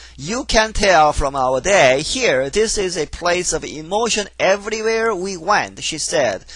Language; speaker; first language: English; non-native, fluent; Korean